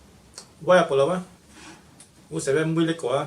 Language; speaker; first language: Spanish; non-native, learner; Chinese